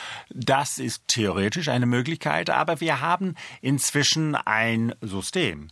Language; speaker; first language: German; non-native, fluent; English